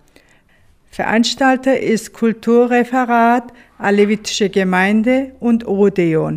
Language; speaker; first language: German; non-native, fluent; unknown